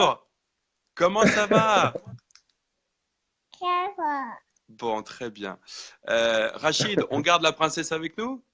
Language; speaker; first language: French; native; French